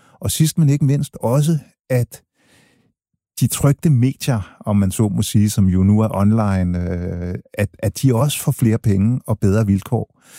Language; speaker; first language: Danish; early bilingual, other home language; English